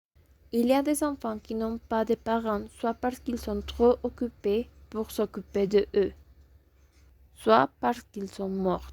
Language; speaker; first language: French; non-native, learner; Spanish